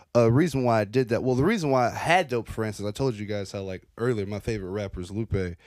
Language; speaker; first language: English; native; English